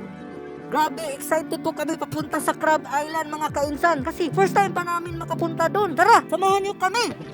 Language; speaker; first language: Filipino; non-native, local second language; Cebuano